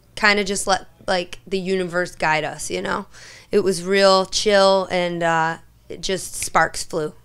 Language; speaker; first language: English; native; English